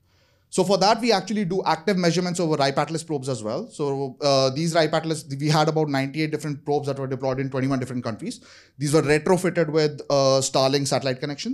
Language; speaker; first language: English; non-native, fluent; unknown